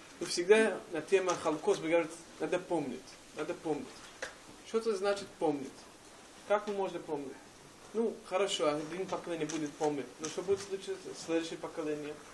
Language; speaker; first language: Russian; non-native, learner; English